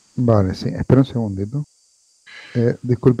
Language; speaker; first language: Spanish; native; Spanish